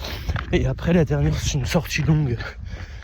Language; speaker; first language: French; native; French